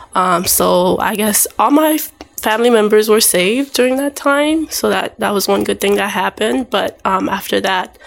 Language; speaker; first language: English; early bilingual, other home language; Haitian Creole